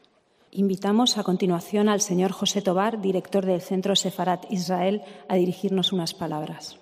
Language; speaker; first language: Spanish; native; Spanish